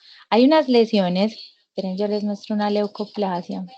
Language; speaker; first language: Spanish; native; Spanish